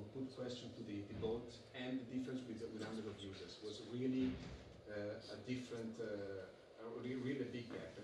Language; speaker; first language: English; non-native, fluent; Italian